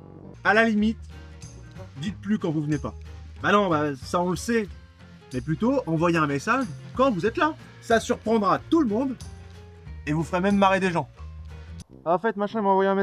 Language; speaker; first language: French; native; French